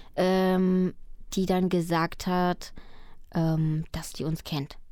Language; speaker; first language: German; early bilingual, other home language; Spanish